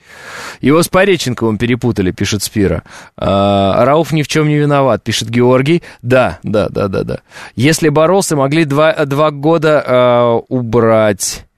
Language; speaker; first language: Russian; native; Russian